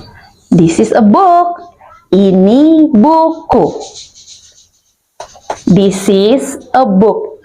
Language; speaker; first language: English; non-native, learner; Indonesian